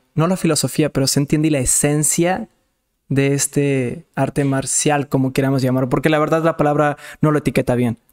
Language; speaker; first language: Spanish; non-native, fluent; Serbian